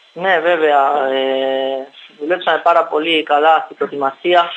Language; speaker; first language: Greek; non-native, learner; Spanish